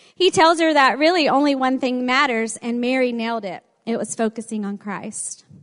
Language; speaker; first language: English; native; English